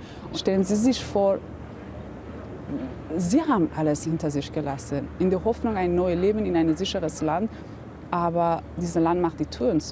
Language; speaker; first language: German; early bilingual, other home language; Persian